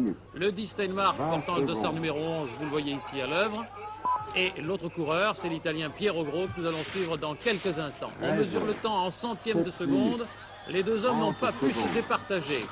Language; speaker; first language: French; native; French